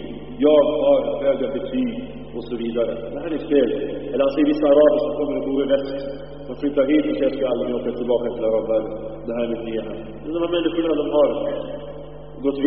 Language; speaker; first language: Swedish; early bilingual, other home language; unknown